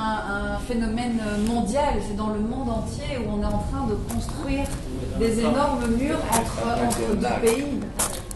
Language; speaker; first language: French; native; French